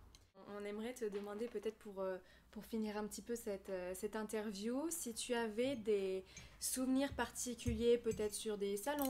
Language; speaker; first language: French; native; French